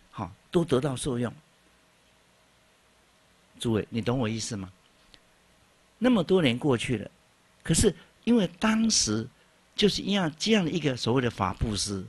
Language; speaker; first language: Chinese; native; Chinese